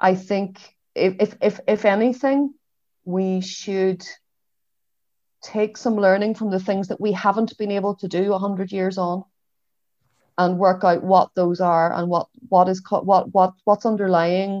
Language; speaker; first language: English; native; English